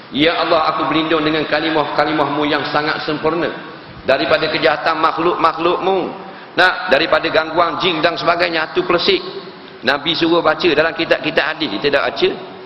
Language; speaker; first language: Malay; native; Malay